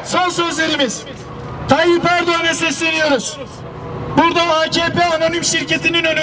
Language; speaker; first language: Turkish; native; Turkish